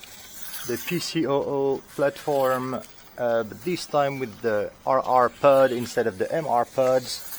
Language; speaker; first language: English; non-native, fluent; French